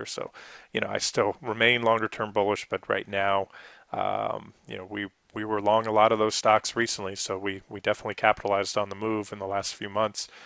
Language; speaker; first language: English; native; English